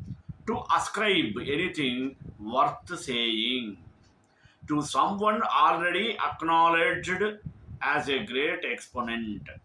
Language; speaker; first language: English; non-native, local second language; Telugu